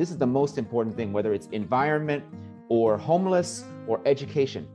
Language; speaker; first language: English; early bilingual, other home language; Chinese